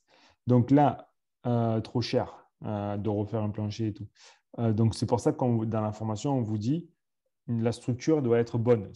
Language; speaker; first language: French; native; French